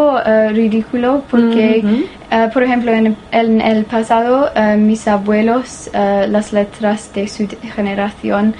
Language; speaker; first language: Spanish; non-native, learner; English